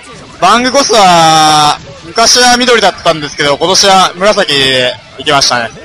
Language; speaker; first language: Japanese; native; Japanese